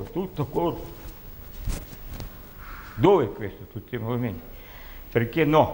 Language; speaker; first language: Italian; non-native, learner; Russian